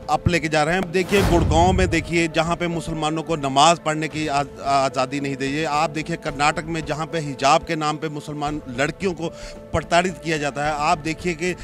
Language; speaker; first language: Hindi; native; Hindi